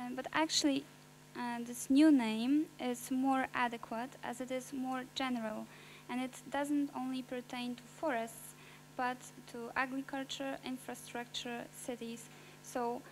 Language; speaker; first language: English; non-native, fluent; Polish